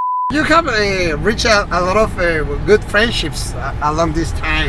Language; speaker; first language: English; non-native, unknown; Spanish